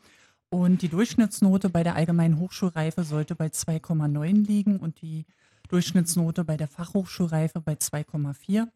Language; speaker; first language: German; native; German